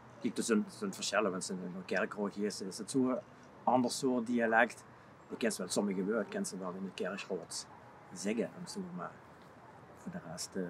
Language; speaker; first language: Dutch; native; Dutch